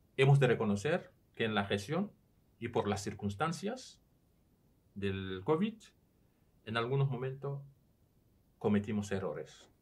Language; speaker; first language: Spanish; non-native, fluent; Serer